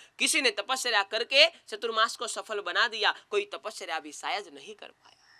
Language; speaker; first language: Hindi; non-native, local second language; Gujarati